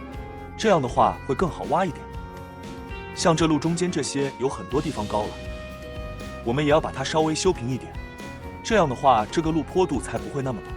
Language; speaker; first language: Chinese; native; Chinese